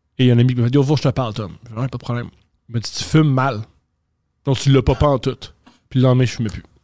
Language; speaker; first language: French; native; French